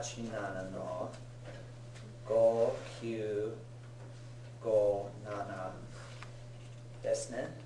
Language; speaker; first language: Japanese; non-native, learner; English